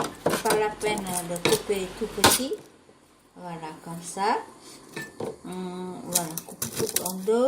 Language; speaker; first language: French; non-native, learner; Vietnamese